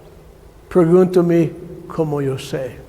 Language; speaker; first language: Spanish; non-native, learner; English